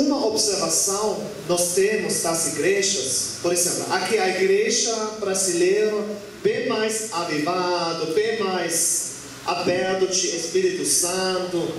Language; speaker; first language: Portuguese; non-native, learner; German